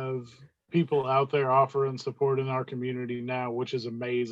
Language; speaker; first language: English; native; English